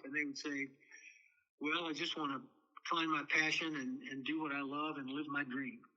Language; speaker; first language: English; native; English